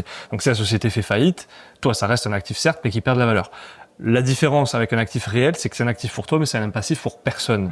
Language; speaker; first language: French; native; French